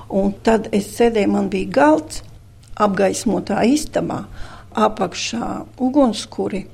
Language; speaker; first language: Latvian; non-native, local second language; Russian